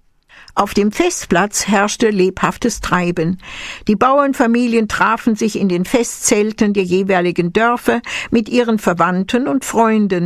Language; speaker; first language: German; native; German